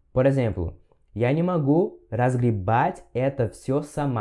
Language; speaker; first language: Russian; non-native, fluent; Portuguese